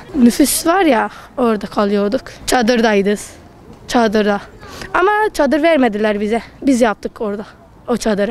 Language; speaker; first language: Turkish; non-native, local second language; Kurdish